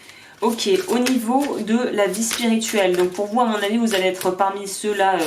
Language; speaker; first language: French; native; French